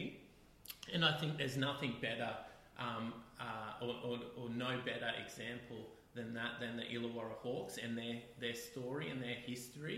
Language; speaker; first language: English; native; English